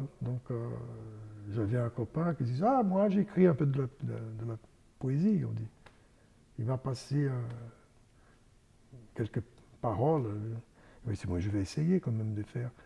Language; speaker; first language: French; non-native, fluent; Portuguese